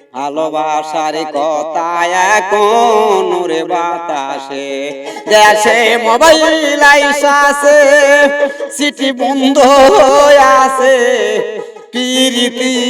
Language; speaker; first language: Bangla; native; Bangla